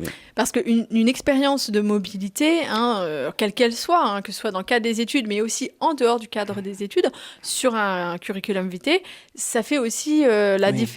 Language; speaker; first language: French; native; French